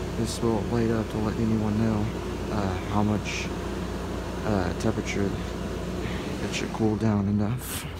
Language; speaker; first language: English; native; English